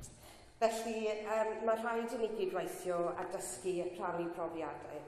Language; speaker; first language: Welsh; non-native, local second language; English